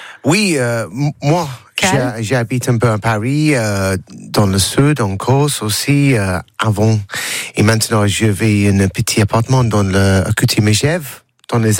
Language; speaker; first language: French; non-native, learner; English